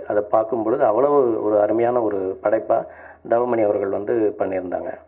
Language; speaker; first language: Tamil; native; Tamil